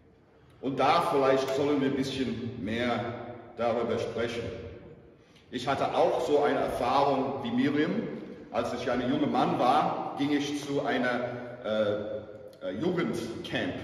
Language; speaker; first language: German; non-native, fluent; English